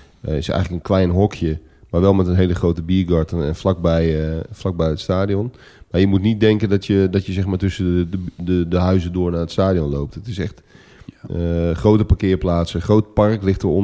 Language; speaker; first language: Dutch; native; Dutch